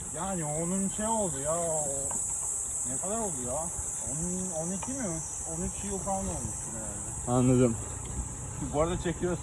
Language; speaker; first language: Turkish; early bilingual, heritage; Turkish